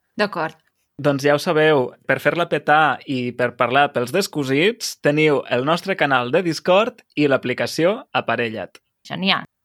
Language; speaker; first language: Catalan; native; Catalan